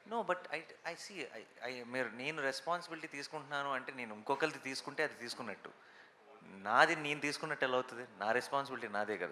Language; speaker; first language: Telugu; native; Telugu